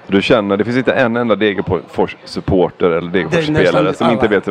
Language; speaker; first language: Swedish; native; Swedish